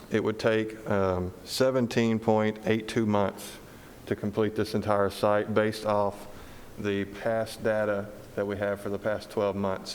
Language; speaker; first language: English; native; English